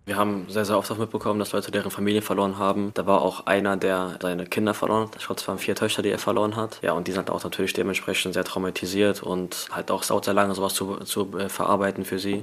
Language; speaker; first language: German; native; German